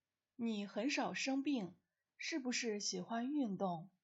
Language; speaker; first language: Chinese; non-native, fluent; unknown